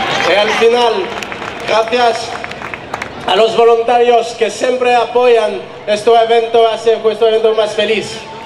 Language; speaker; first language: Spanish; non-native, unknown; French